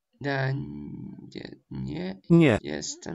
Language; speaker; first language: Polish; non-native, learner; Russian